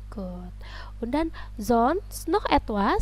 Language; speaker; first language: German; non-native, fluent; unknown